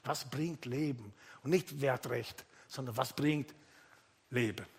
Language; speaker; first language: German; non-native, fluent; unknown